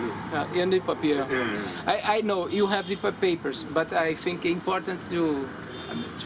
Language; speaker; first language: English; non-native, learner; Portuguese